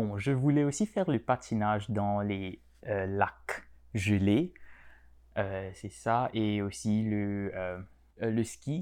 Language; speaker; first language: French; non-native, local second language; Morisyen